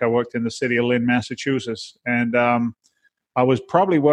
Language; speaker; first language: English; native; English